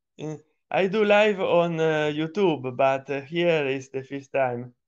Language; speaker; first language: English; non-native, learner; Italian